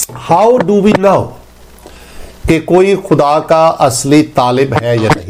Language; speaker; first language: Hindi; native; Hindi